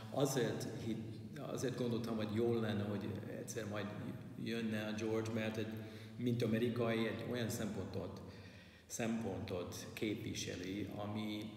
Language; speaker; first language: Hungarian; non-native, learner; English